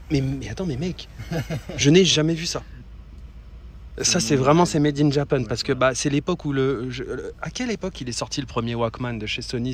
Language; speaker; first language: French; native; French